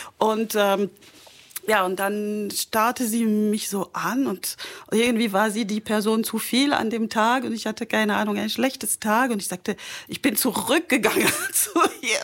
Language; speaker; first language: German; non-native, fluent; French